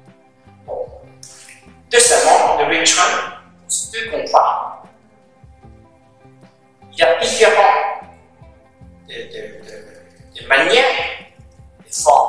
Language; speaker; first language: French; non-native, learner; Chinese